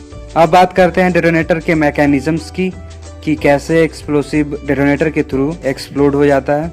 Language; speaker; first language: Hindi; native; Hindi